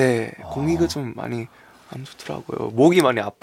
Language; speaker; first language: Korean; early bilingual, heritage; Korean